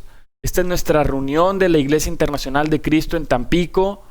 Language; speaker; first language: Spanish; native; Spanish